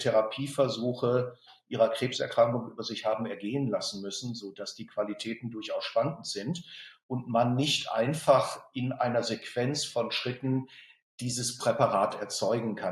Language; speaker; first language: German; native; German